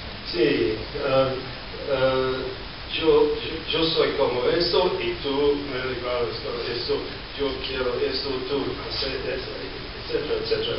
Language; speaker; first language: Spanish; non-native, learner; English